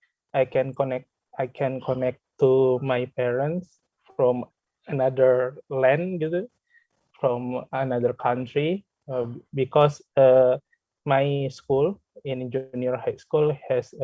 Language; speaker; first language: English; non-native, learner; Indonesian